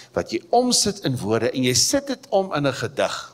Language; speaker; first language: Afrikaans; native; Afrikaans